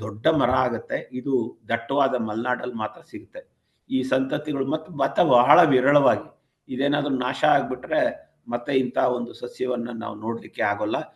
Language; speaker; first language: Kannada; non-native, local second language; Tamil